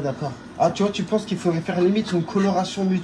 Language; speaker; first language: French; native; French